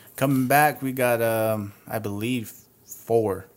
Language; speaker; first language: English; native; English